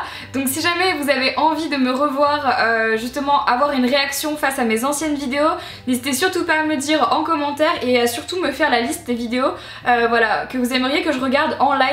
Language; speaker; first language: French; native; French